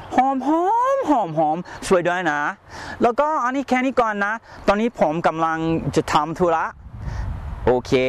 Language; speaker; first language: Thai; non-native, fluent; English